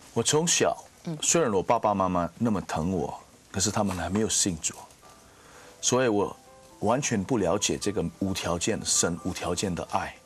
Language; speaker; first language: Chinese; non-native, fluent; Indonesian